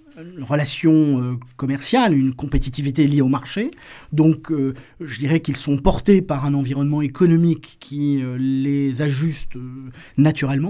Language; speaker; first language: French; native; French